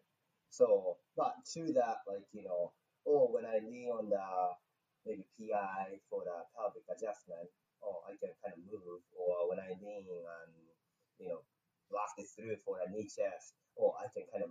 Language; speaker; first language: English; non-native, fluent; Japanese